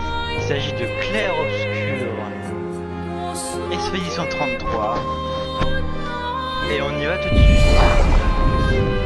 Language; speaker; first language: French; native; French